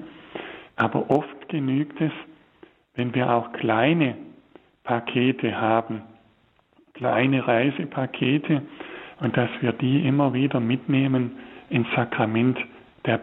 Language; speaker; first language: German; native; German